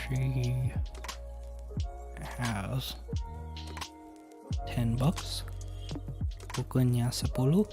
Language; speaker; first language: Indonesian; non-native, learner; English